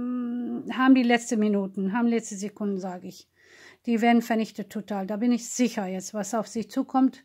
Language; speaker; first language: German; non-native, fluent; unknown